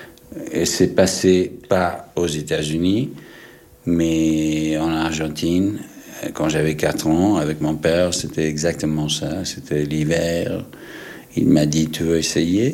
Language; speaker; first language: French; non-native, fluent; English